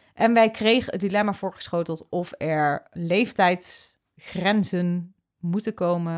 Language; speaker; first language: Dutch; native; Dutch